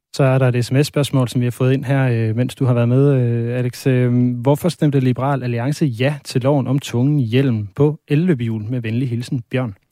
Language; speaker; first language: Danish; native; Danish